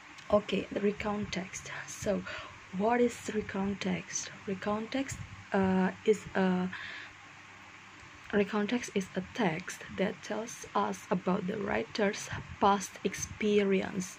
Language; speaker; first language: English; non-native, fluent; Indonesian